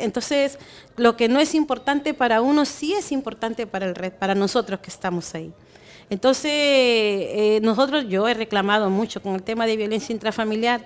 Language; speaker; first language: Spanish; native; Spanish